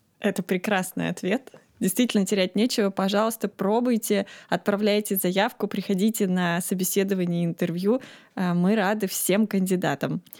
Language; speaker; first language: Russian; native; Russian